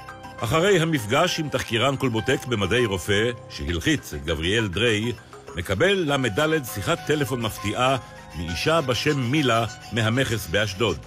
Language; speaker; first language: Hebrew; native; Hebrew